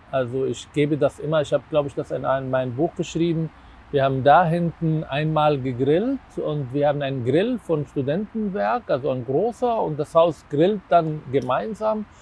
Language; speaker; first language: German; non-native, fluent; Arabic